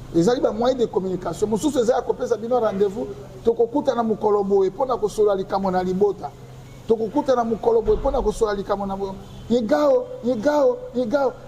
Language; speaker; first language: Lingala; non-native, local second language; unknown